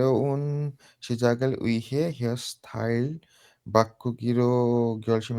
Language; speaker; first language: Korean; non-native, learner; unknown